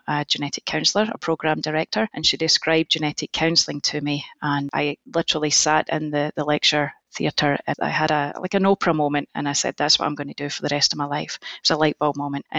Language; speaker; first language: English; native; English